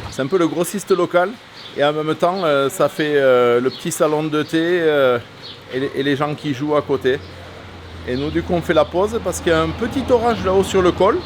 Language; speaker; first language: French; native; French